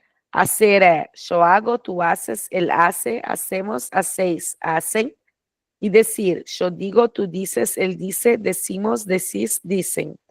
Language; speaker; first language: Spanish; non-native, fluent; Portuguese